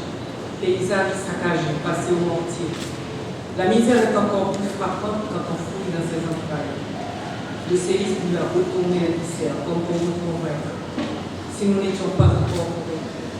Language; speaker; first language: French; non-native, local second language; Haitian Creole